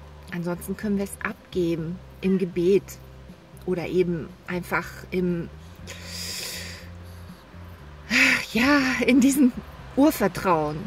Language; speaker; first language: German; native; German